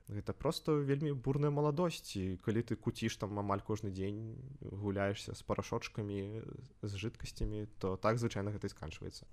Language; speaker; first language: Belarusian; non-native, local second language; Russian